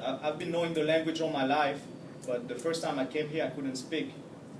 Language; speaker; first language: English; non-native, fluent; French